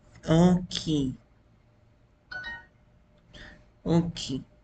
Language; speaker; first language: Japanese; non-native, learner; English